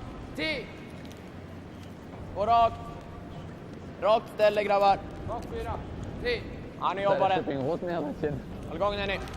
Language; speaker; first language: Swedish; native; Swedish